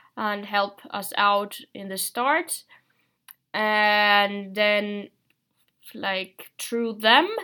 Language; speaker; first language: English; non-native, fluent; Finnish